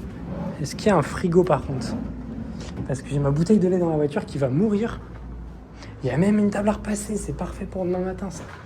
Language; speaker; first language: French; native; French